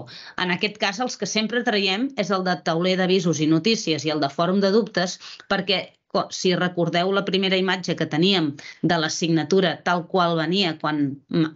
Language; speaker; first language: Catalan; native; Catalan